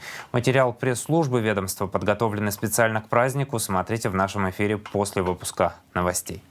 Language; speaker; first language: Russian; native; Russian